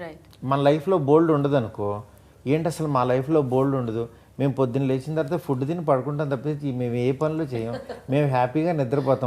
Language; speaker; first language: Telugu; native; Telugu